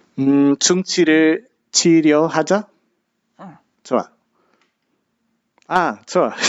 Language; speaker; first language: Korean; non-native, learner; English